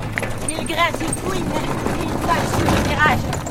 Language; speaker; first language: French; native; French